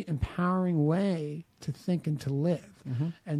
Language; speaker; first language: English; native; English